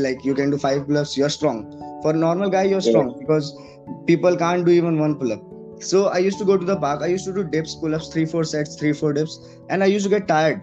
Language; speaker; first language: English; non-native, local second language; Hindi